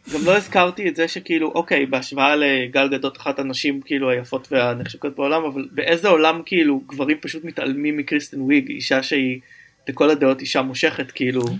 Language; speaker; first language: Hebrew; native; Hebrew